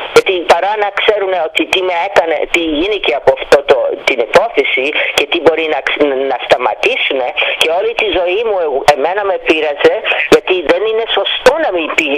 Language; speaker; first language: Greek; early bilingual, heritage; Greek